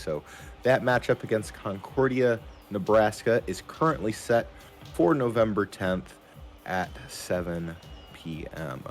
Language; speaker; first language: English; native; English